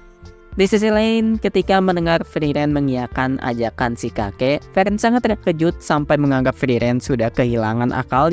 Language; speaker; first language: Indonesian; native; Indonesian